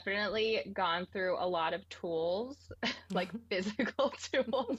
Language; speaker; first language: English; native; English